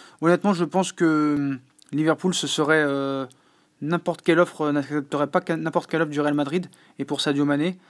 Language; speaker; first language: French; native; French